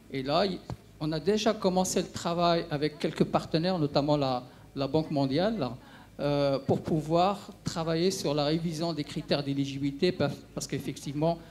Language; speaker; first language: French; non-native, local second language; Arabic